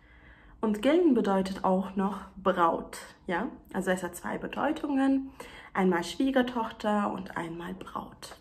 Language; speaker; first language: German; early bilingual, other home language; Turkish